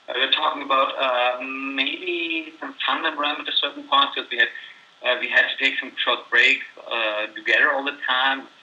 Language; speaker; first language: English; non-native, fluent; German